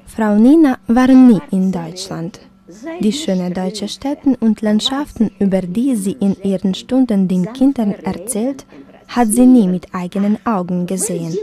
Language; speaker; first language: German; non-native, fluent; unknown